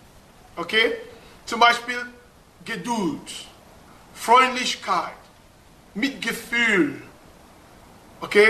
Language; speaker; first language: German; non-native, fluent; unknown